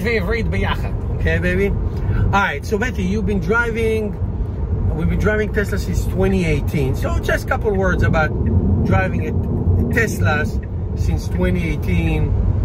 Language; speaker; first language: English; non-native, fluent; Hebrew